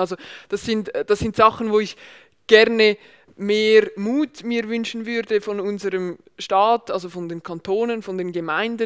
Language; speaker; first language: German; native; German